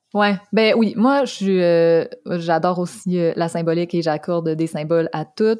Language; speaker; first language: French; native; French